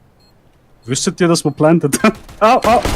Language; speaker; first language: German; native; German